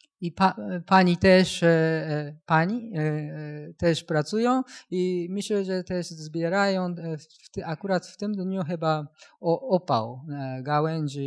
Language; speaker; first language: Polish; non-native, learner; Japanese